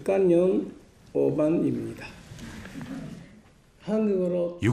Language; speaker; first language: Korean; non-native, learner; Japanese